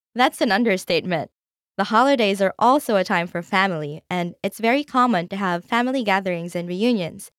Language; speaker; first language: English; non-native, local second language; Filipino